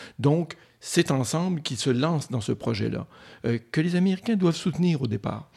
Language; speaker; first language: French; native; French